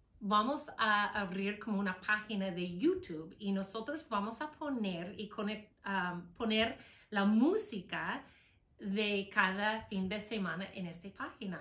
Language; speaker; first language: Spanish; non-native, fluent; English